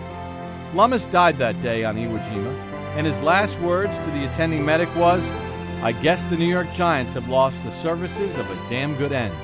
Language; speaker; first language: English; native; English